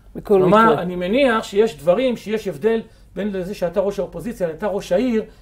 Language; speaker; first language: Hebrew; native; Hebrew